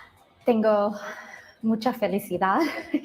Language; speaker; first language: Spanish; early bilingual, other home language; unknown